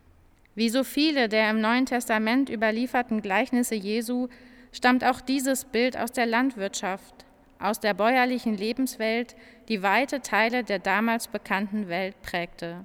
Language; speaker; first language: German; native; German